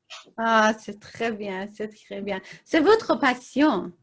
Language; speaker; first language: French; non-native, learner; English